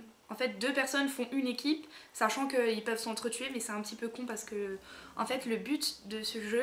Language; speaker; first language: French; native; French